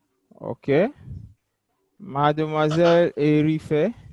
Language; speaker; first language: French; non-native, fluent; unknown